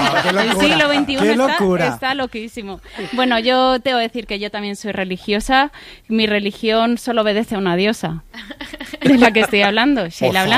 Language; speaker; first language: Spanish; native; Spanish